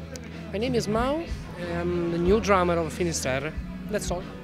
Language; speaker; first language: English; non-native, learner; Italian